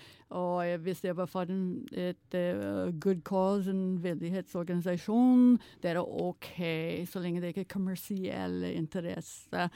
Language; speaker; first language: Norwegian; non-native, fluent; English